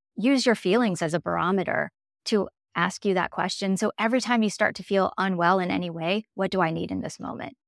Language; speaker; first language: English; native; English